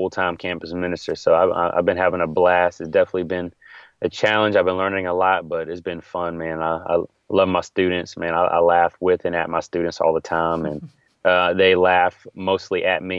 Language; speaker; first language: English; native; English